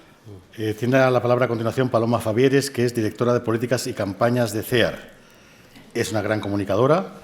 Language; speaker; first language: Spanish; native; Spanish